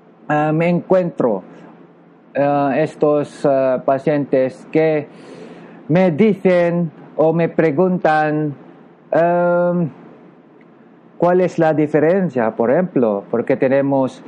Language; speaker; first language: Spanish; non-native, local second language; Filipino